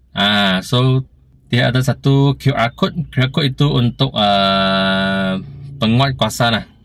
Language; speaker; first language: Malay; non-native, local second language; Chinese